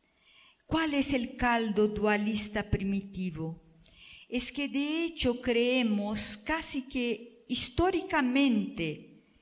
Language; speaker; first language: Spanish; non-native, fluent; Portuguese